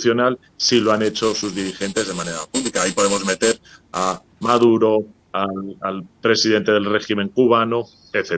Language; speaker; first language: Spanish; native; Spanish